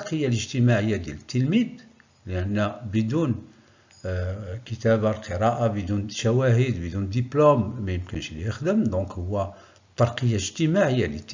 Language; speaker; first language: Arabic; native; Arabic